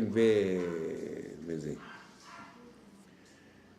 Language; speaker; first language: Hebrew; non-native, fluent; Arabic